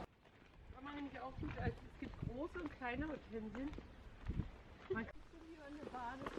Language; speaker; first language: German; native; German